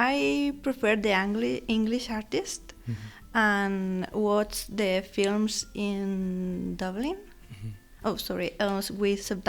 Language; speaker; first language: English; non-native, learner; Spanish